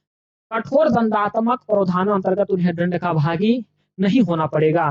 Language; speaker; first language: Hindi; native; Hindi